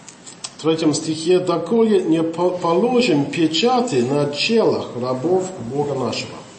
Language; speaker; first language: Russian; non-native, learner; English